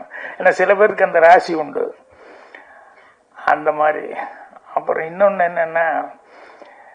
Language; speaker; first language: Tamil; native; Tamil